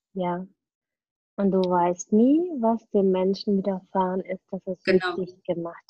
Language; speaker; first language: German; native; German